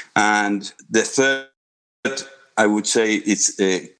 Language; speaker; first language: English; non-native, fluent; Spanish